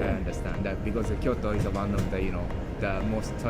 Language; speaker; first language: English; non-native, learner; Japanese